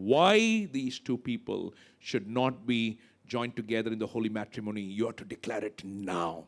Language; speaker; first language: English; non-native, local second language; Tamil